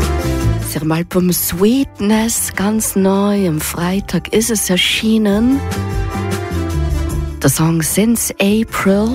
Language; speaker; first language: German; native; German